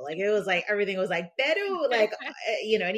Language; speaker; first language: English; early bilingual, other home language; Spanish